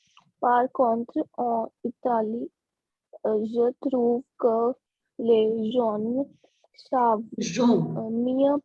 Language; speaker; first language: French; non-native, learner; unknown